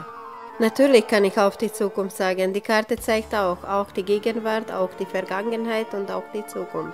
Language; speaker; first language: German; non-native, local second language; Serbian